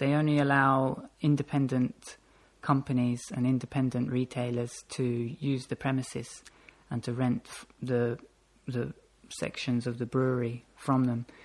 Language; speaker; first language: English; native; English